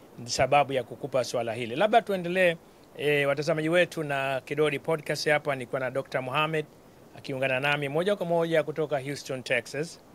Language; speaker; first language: Swahili; native; Swahili